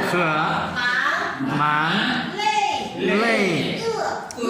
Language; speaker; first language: Chinese; non-native, learner; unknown